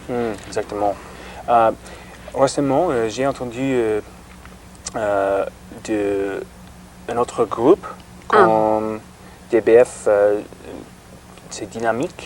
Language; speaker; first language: French; non-native, learner; English